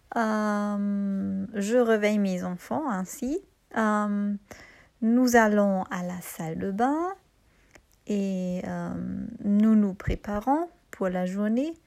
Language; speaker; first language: French; non-native, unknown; German